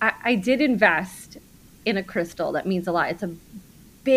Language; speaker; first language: English; native; English